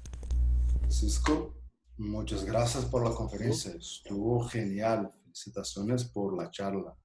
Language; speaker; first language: Spanish; non-native, fluent; Portuguese